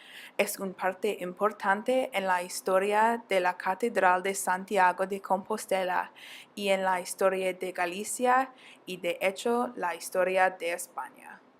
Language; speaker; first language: Spanish; non-native, learner; English